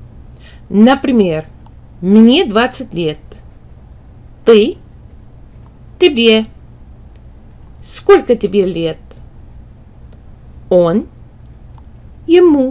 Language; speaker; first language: Russian; non-native, fluent; English